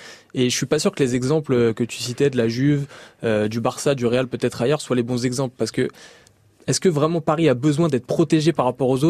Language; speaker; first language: French; native; French